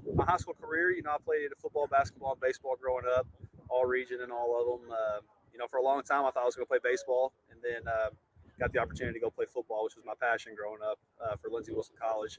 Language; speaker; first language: English; native; English